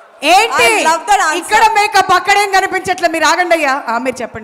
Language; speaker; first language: Telugu; native; Telugu